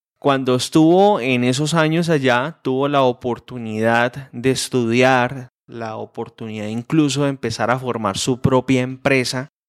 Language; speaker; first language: Spanish; native; Spanish